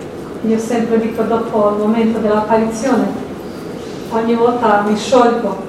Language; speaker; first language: Italian; non-native, fluent; Croatian